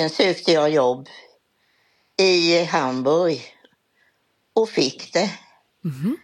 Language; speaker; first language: Swedish; native; Swedish